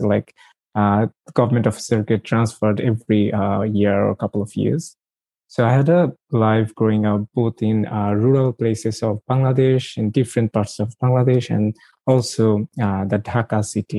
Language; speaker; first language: English; non-native, local second language; Bangla